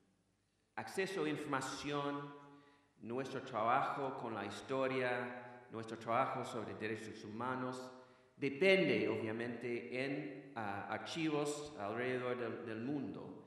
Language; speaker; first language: Spanish; non-native, fluent; English